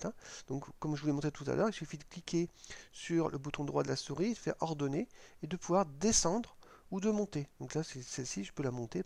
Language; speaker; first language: French; native; French